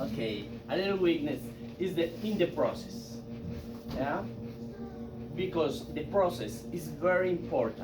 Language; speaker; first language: English; non-native, learner; Spanish